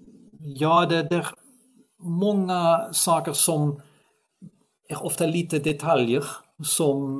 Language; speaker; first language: Swedish; non-native, fluent; Dutch